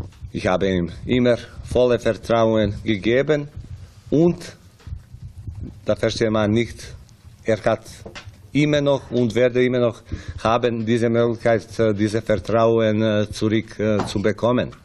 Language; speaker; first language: German; non-native, fluent; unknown